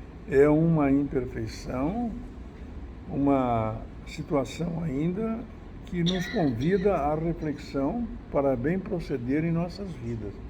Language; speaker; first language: Portuguese; native; Portuguese